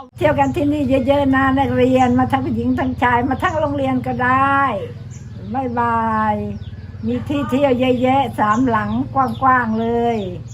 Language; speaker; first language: Thai; non-native, local second language; Northern Khmer